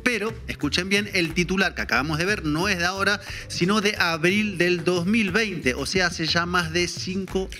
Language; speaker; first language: Spanish; native; Spanish